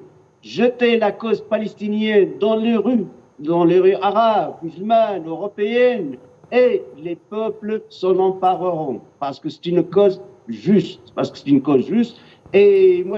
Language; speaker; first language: French; non-native, fluent; Arabic